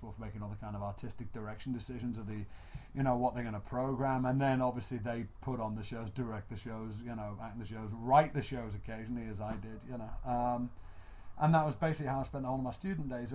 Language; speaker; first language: English; native; English